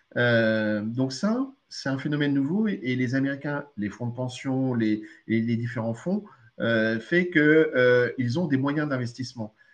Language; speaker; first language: French; early bilingual, other home language; Arabic